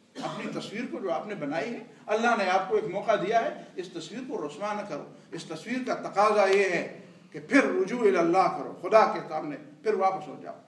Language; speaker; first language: Urdu; non-native, local second language; Pashto